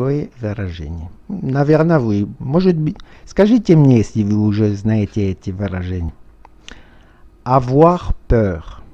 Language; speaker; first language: Russian; non-native, fluent; French